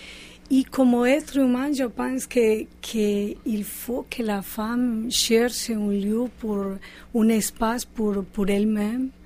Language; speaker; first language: French; non-native, fluent; Spanish